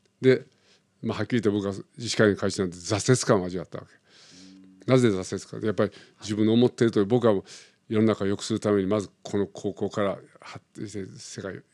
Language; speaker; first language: Japanese; native; Japanese